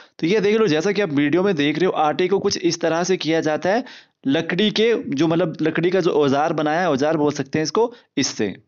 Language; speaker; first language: Hindi; non-native, local second language; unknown